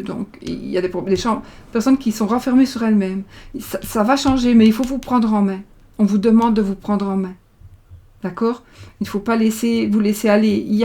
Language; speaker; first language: French; native; French